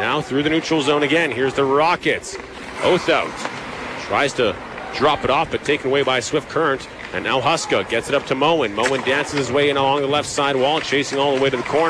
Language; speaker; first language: English; native; English